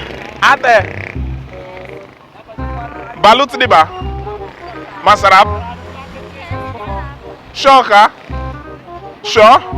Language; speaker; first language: Filipino; non-native, learner; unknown